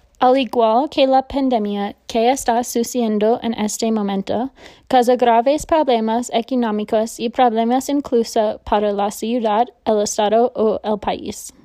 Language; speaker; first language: Spanish; non-native, learner; English